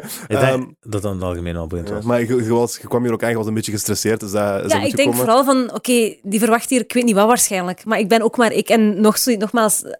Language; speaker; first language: Dutch; native; Dutch